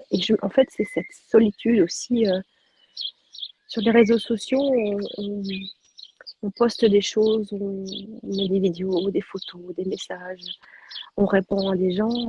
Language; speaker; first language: French; native; French